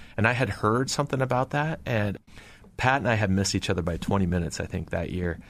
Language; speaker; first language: English; native; English